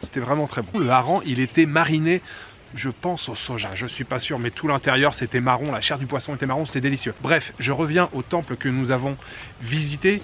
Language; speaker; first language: French; native; French